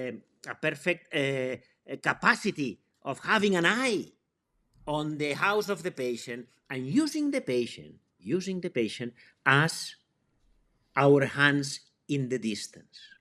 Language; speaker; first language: English; non-native, fluent; Spanish